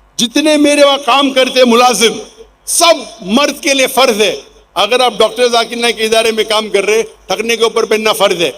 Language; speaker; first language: Urdu; non-native, local second language; Konkani